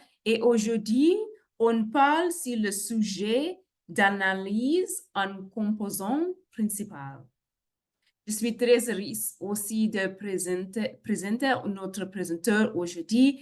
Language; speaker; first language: French; non-native, fluent; English